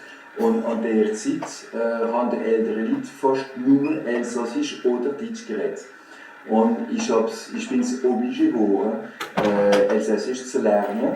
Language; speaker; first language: German; non-native, fluent; French